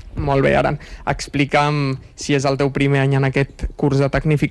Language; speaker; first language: Catalan; native; Catalan